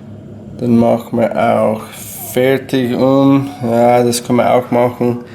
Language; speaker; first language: German; non-native, learner; English